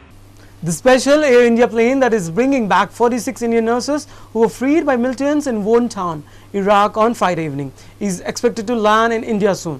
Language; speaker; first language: English; non-native, local second language; Urdu